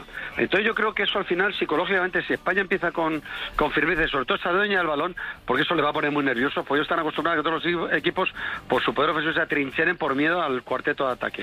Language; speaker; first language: Spanish; native; Spanish